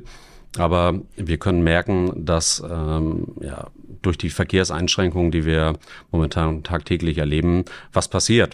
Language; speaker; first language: German; native; German